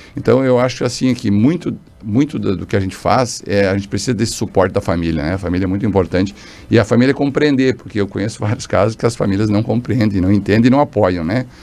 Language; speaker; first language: Portuguese; native; Portuguese